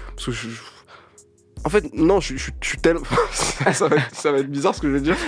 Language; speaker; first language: French; native; French